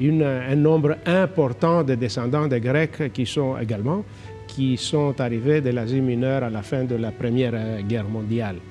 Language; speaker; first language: French; non-native, fluent; Greek